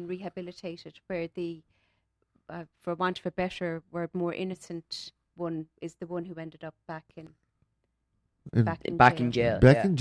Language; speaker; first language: English; native; English